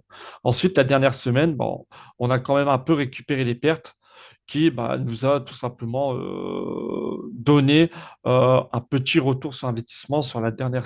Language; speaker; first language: French; native; French